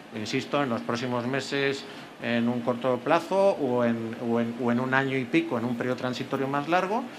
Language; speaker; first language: Spanish; native; Spanish